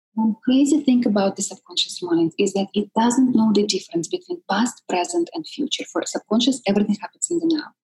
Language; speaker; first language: English; non-native, fluent; Russian